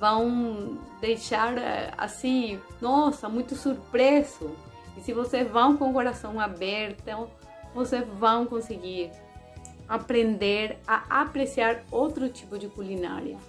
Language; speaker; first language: Portuguese; non-native, fluent; Spanish